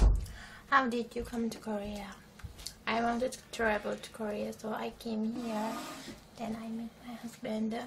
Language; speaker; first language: English; non-native, learner; Turkish